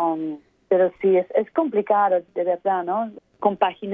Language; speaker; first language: Spanish; native; Spanish